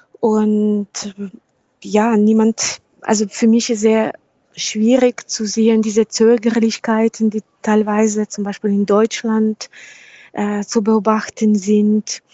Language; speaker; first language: German; non-native, fluent; Ukrainian